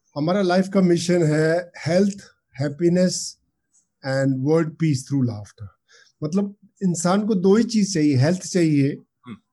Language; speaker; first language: Hindi; non-native, local second language; Punjabi